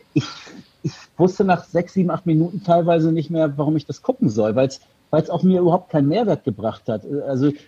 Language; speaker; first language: German; native; German